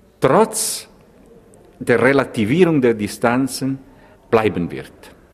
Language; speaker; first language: German; non-native, local second language; Italian